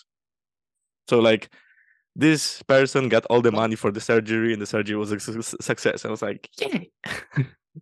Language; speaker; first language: English; non-native, fluent; Polish